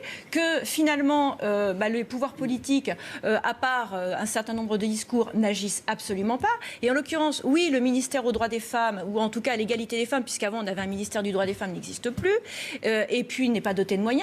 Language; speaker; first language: French; native; French